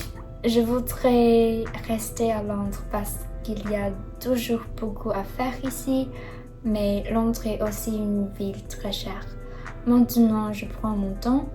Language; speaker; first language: French; non-native, learner; Chinese